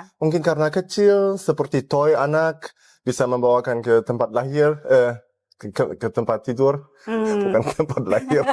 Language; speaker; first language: Indonesian; early bilingual, heritage; German